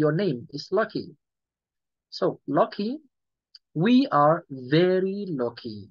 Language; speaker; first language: English; non-native, local second language; Yoruba